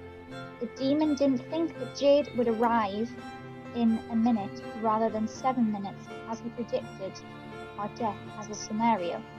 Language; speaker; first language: English; native; English